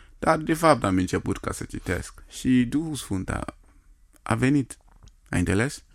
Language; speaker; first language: Romanian; non-native, fluent; Yoruba